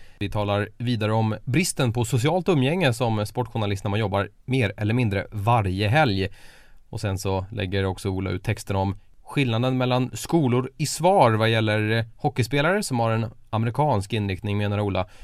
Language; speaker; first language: Swedish; native; Swedish